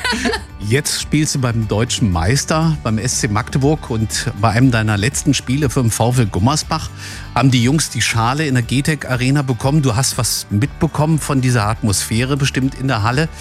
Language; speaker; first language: German; native; German